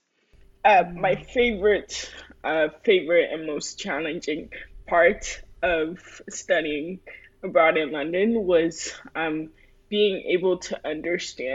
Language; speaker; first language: English; early bilingual, other home language; Spanish